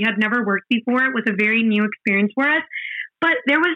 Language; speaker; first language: English; non-native, fluent; Spanish